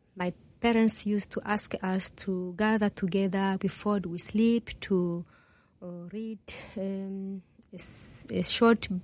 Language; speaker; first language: English; non-native, learner; Kinyarwanda